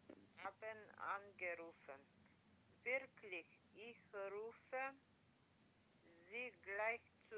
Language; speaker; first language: German; non-native, learner; Macedonian